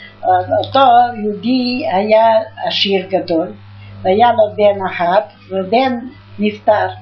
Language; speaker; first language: Hebrew; non-native, fluent; Yiddish